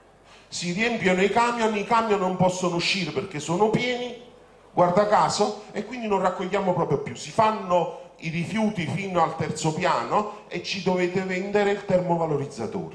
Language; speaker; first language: Italian; native; Italian